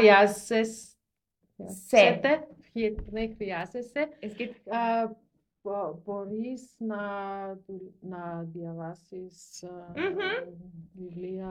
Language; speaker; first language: Greek; non-native, learner; German